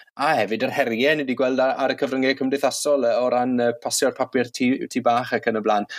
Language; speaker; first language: Welsh; native; Welsh